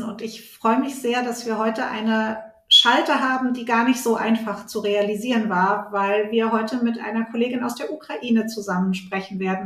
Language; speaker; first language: German; native; German